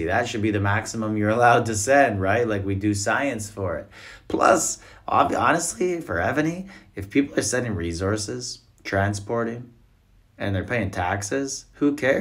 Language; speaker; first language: English; native; English